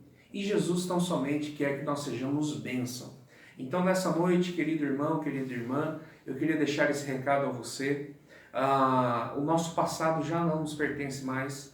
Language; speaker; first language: Portuguese; native; Portuguese